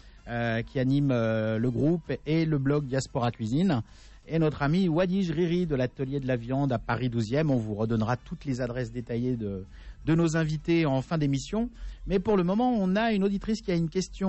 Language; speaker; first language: French; native; French